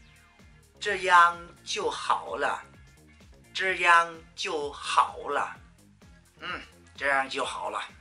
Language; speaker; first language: Chinese; non-native, fluent; Vietnamese